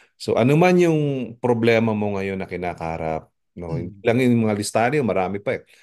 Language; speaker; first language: Filipino; native; Filipino